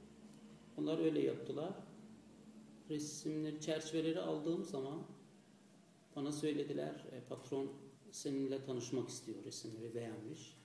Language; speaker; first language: Turkish; non-native, fluent; Azerbaijani